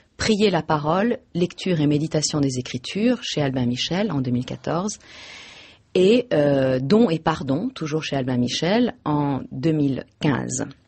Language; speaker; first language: French; native; French